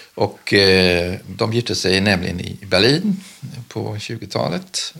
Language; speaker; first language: Swedish; early bilingual, other home language; German